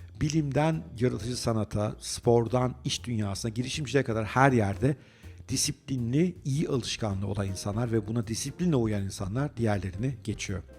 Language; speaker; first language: Turkish; native; Turkish